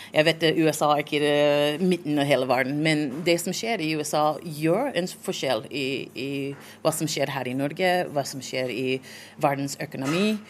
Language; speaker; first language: Norwegian; non-native, fluent; English